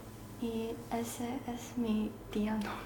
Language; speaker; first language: Spanish; non-native, learner; Chinese